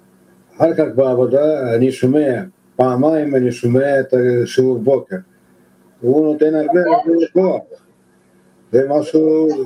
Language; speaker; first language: Hebrew; non-native, fluent; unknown